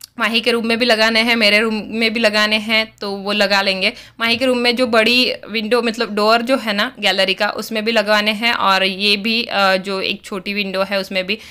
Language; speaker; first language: Hindi; native; Hindi